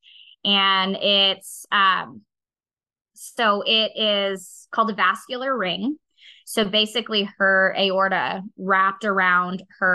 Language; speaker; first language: English; native; English